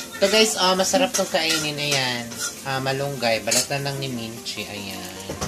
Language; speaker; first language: Filipino; non-native, local second language; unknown